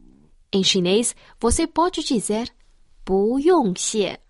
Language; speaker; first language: Portuguese; non-native, fluent; Chinese